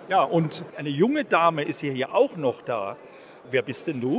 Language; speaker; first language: German; native; German